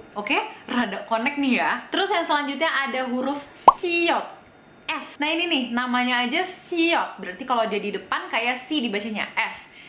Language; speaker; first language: Indonesian; native; Indonesian